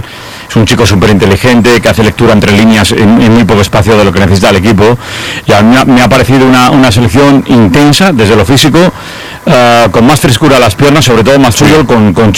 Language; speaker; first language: Spanish; native; Spanish